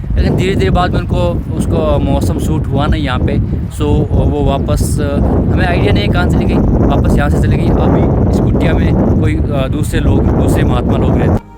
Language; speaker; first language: Hindi; native; Hindi